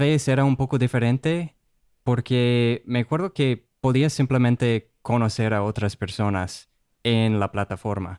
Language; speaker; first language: Spanish; non-native, fluent; English